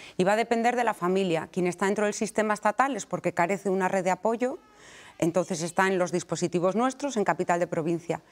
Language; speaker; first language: Spanish; native; Spanish